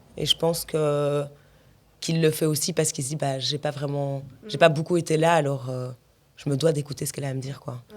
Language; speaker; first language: French; native; French